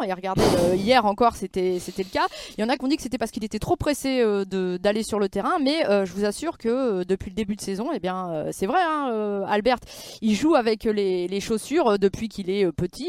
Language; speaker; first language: French; native; French